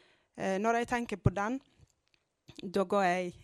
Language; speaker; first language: Norwegian; non-native, fluent; Amharic